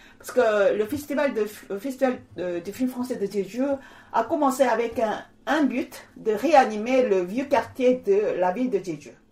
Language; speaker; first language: French; non-native, fluent; Korean